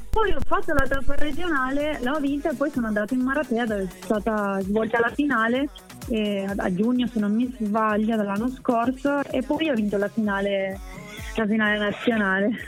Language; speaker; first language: Italian; early bilingual, other home language; Spanish